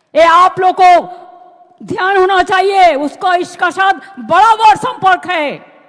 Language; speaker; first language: Hindi; non-native, local second language; Bangla